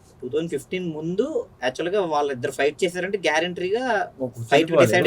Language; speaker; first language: Telugu; native; Telugu